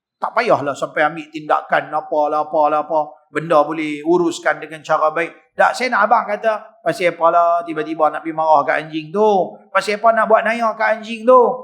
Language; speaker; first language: Malay; native; Malay